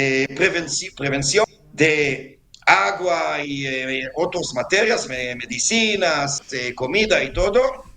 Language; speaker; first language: Spanish; non-native, fluent; Hebrew